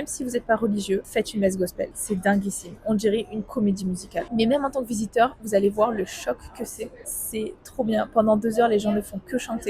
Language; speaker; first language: French; native; French